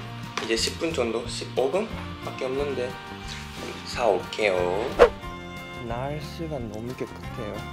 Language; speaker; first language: Korean; non-native, fluent; Japanese